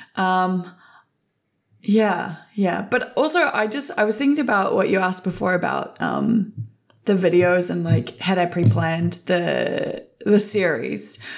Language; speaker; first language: English; native; English